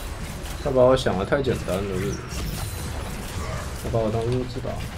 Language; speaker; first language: Chinese; native; Chinese